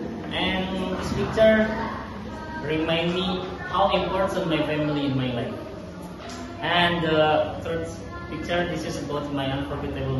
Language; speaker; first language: English; non-native, learner; Indonesian